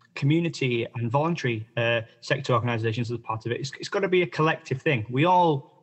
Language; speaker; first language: English; native; English